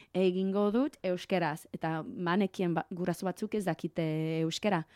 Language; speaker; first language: Basque; non-native, learner; English